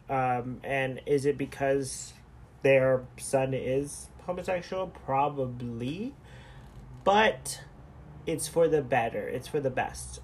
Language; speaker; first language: English; early bilingual, other home language; Spanish